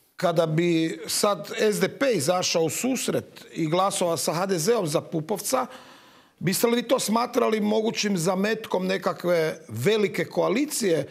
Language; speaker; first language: Croatian; native; Croatian